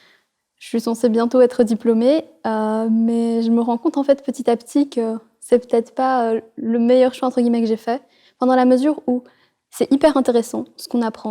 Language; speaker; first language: French; native; French